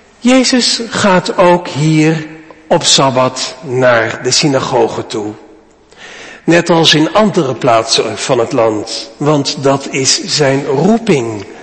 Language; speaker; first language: Dutch; native; Dutch